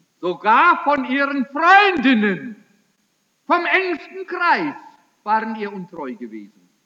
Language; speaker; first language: German; early bilingual, heritage; German